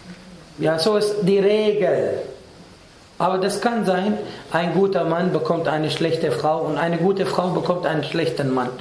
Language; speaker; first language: German; non-native, fluent; Arabic